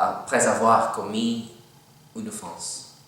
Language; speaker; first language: French; non-native, learner; Filipino